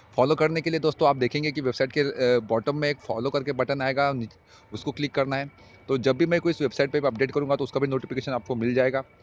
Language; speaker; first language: Hindi; non-native, local second language; Marathi